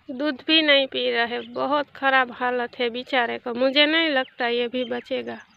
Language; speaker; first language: Hindi; non-native, local second language; Gujarati